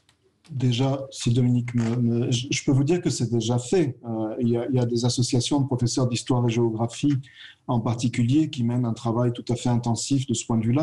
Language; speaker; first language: French; native; French